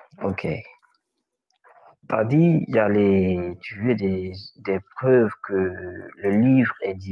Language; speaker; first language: French; non-native, learner; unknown